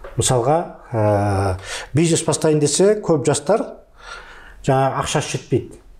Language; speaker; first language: Kazakh; native; Kazakh